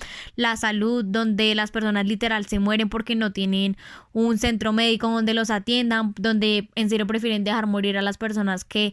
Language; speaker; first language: Spanish; native; Spanish